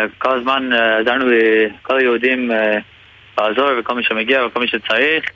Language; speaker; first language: Hebrew; non-native, fluent; English